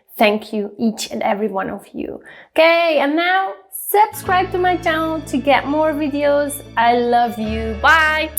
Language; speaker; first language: English; non-native, fluent; German